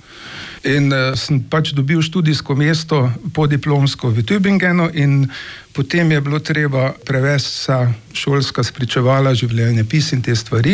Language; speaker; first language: Slovenian; native; Slovenian